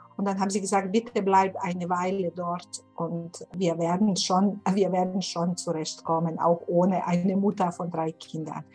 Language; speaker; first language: German; non-native, fluent; Bosnian